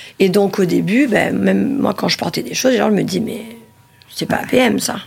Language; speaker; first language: French; early bilingual, other home language; Italian